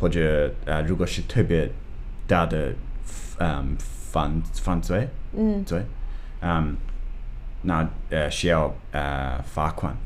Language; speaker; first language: Chinese; non-native, fluent; English